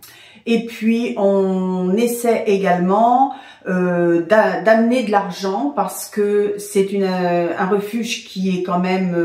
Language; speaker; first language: French; native; French